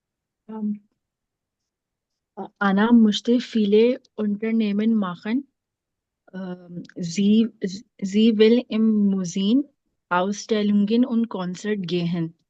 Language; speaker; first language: German; non-native, learner; Urdu